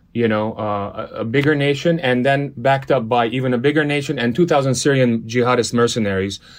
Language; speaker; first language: English; early bilingual, other home language; Armenian